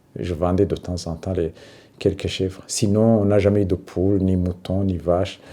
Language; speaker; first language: French; non-native, local second language; Rundi